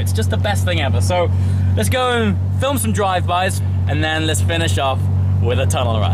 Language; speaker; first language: English; native; English